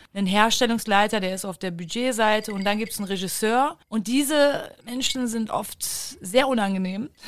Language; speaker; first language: German; early bilingual, other home language; Turkish